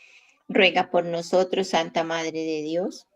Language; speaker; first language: Spanish; native; Spanish